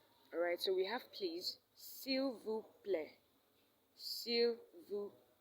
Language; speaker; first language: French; non-native, fluent; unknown